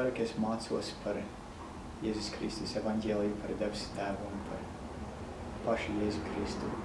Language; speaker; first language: Latvian; non-native, fluent; English